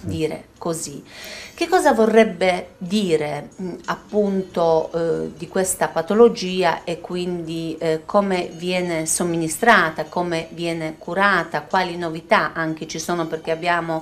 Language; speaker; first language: Italian; native; Italian